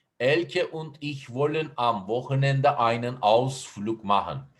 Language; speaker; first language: German; non-native, fluent; Turkish